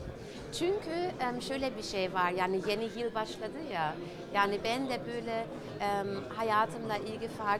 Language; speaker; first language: Turkish; early bilingual, heritage; German